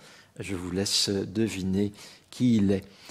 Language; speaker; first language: French; native; French